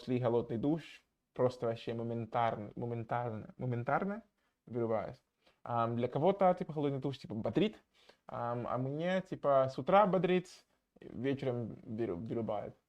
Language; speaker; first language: Russian; non-native, fluent; English